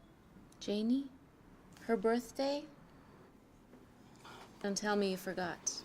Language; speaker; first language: English; native; English